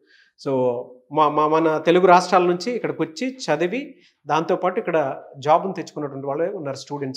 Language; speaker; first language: Telugu; native; Telugu